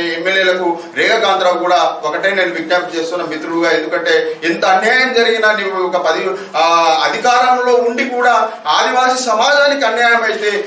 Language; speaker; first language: Telugu; non-native, local second language; Gondi